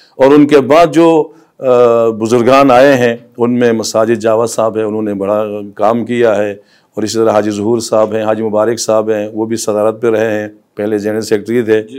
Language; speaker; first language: Urdu; non-native, local second language; Balti